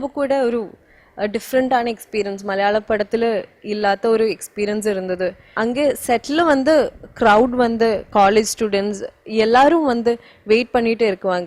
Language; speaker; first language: Tamil; non-native, learner; Malayalam